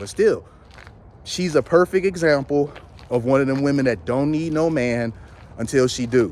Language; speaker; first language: English; native; English